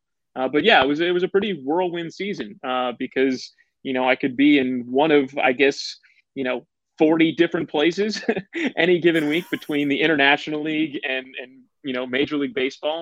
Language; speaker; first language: English; native; English